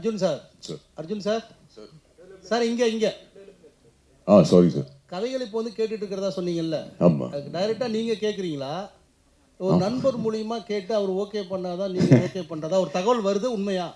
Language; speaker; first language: Tamil; native; Tamil